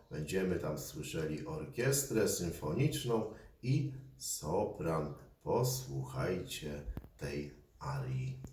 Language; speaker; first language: Polish; native; Polish